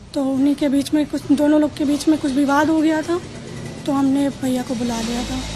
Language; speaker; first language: Hindi; native; Hindi